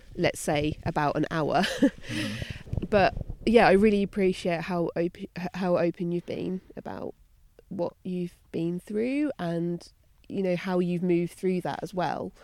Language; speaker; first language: English; native; English